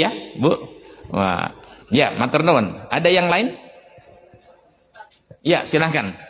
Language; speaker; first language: Indonesian; native; Indonesian